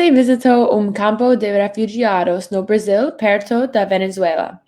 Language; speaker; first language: Portuguese; non-native, learner; English